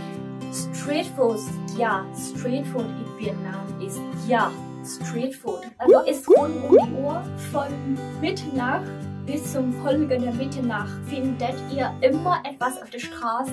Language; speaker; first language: German; non-native, learner; Vietnamese